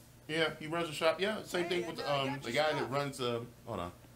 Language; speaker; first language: English; native; English